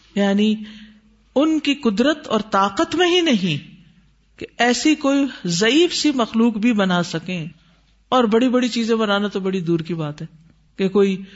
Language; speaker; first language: Urdu; native; Urdu